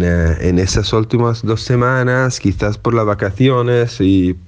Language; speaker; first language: Spanish; non-native, fluent; Italian